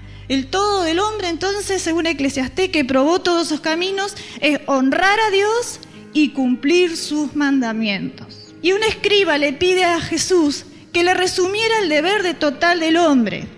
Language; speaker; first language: Spanish; native; Spanish